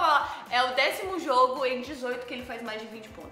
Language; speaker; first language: Portuguese; native; Portuguese